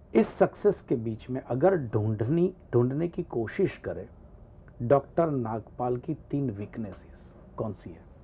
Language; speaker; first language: Hindi; non-native, local second language; Gujarati